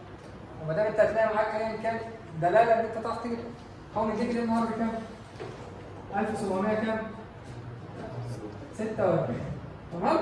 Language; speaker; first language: Arabic; native; Arabic